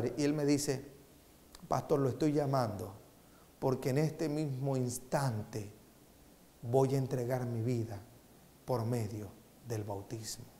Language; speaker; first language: Spanish; native; Spanish